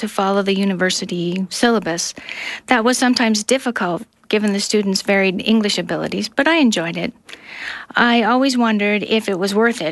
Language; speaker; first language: English; non-native, local second language; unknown